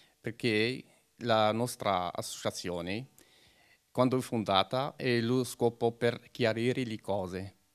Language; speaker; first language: Italian; non-native, learner; Arabic